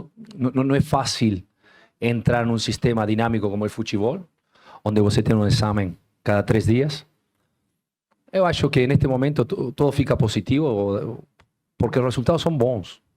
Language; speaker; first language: Portuguese; non-native, fluent; Spanish